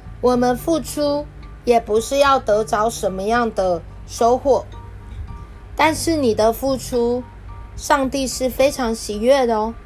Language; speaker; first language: Chinese; native; Chinese